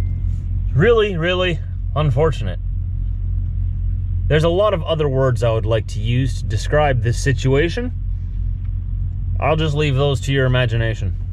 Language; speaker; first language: English; native; English